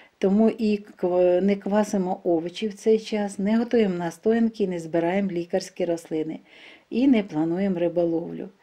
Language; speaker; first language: Ukrainian; non-native, local second language; Russian